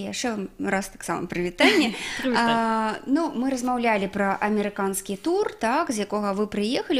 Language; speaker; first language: Belarusian; non-native, local second language; Russian